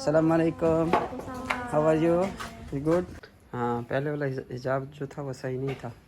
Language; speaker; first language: Urdu; non-native, local second language; Saraiki